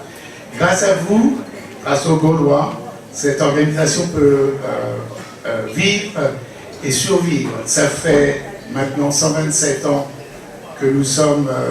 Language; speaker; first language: French; early bilingual, heritage; English